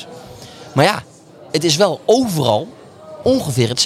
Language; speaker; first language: Dutch; native; Dutch